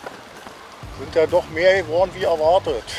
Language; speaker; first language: German; native; German